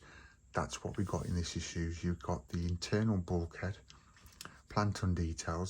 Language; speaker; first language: English; native; English